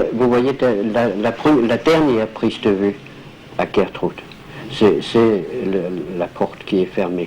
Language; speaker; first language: French; non-native, fluent; Danish